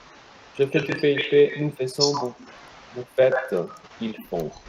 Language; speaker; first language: French; non-native, fluent; Spanish